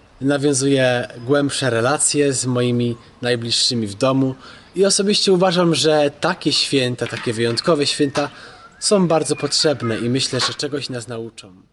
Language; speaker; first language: Polish; native; Polish